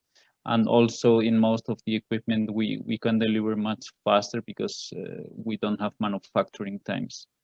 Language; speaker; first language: English; non-native, fluent; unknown